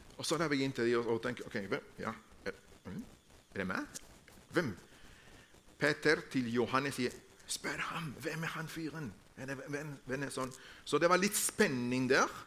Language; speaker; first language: Norwegian; non-native, fluent; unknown